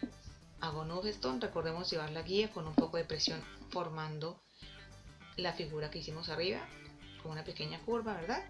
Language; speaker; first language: Spanish; native; Spanish